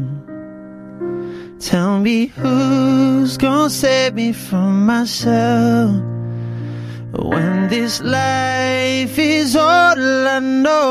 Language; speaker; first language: English; native; English